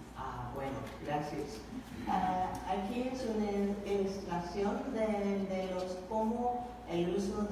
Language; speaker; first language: Spanish; non-native, learner; English